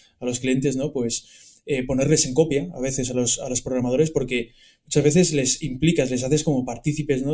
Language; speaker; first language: Spanish; native; Spanish